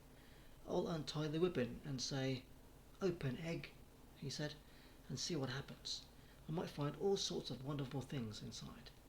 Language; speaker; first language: English; native; English